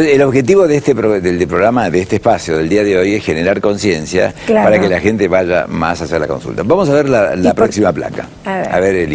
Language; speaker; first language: Spanish; native; Spanish